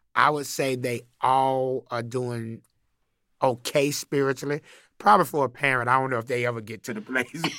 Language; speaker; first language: English; native; English